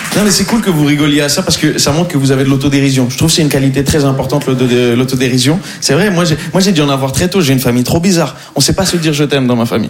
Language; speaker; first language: French; native; French